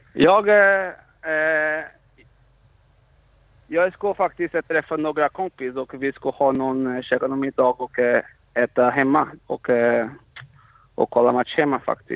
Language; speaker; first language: Swedish; non-native, fluent; Portuguese